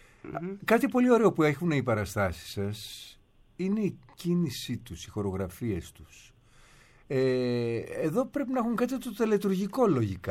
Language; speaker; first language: Greek; native; Greek